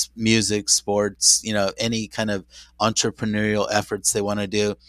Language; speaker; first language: English; native; English